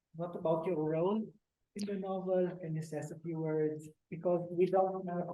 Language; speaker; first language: English; non-native, fluent; Romanian